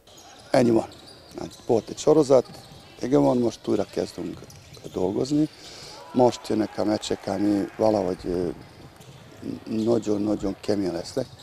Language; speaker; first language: Hungarian; non-native, learner; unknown